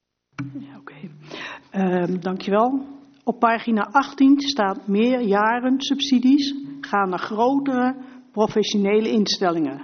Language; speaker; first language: Dutch; native; Dutch